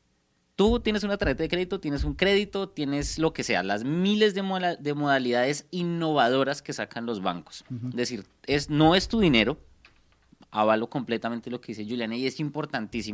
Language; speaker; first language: Spanish; native; Spanish